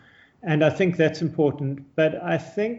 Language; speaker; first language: English; native; English